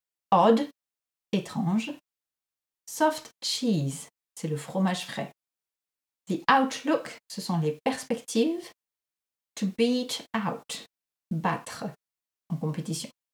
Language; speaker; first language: French; native; French